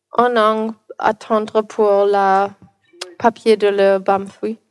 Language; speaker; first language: French; non-native, learner; German